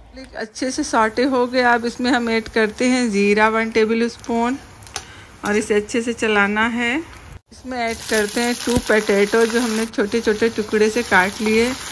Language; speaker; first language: Hindi; native; Hindi